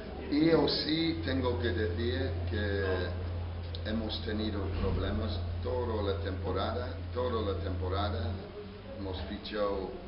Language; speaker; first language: Spanish; non-native, fluent; English